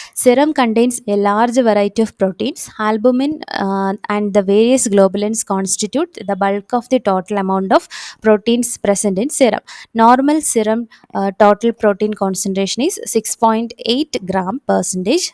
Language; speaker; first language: English; non-native, local second language; Malayalam